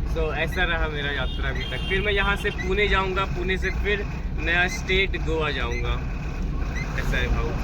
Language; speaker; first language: Hindi; non-native, local second language; Bangla